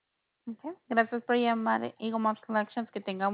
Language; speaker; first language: Spanish; early bilingual, heritage; Spanish